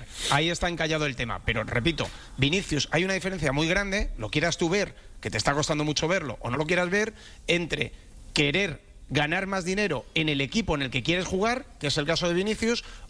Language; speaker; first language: Spanish; native; Spanish